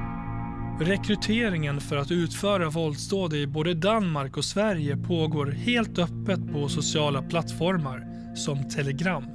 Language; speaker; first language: Swedish; native; Swedish